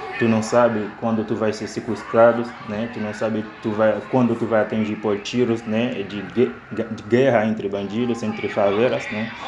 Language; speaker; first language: Portuguese; non-native, fluent; Haitian Creole